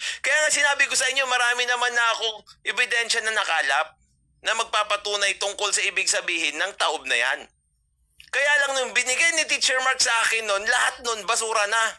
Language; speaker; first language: Filipino; non-native, local second language; Iloko